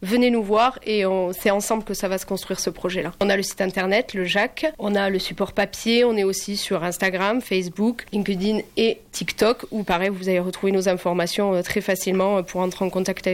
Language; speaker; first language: French; native; French